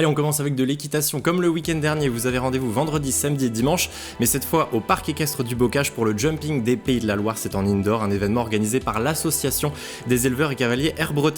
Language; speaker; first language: French; native; French